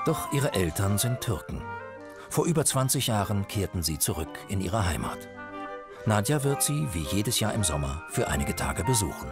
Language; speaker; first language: German; native; German